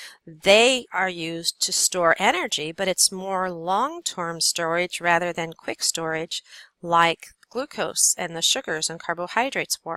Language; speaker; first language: English; native; English